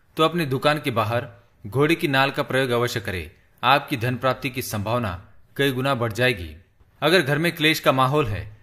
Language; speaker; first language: Hindi; native; Hindi